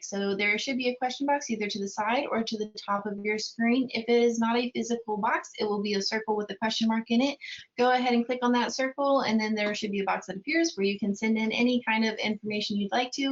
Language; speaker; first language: English; native; English